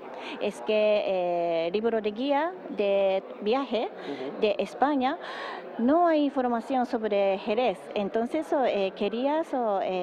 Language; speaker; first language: Spanish; non-native, learner; Japanese